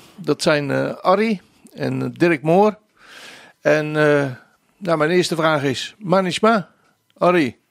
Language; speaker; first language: Dutch; native; Dutch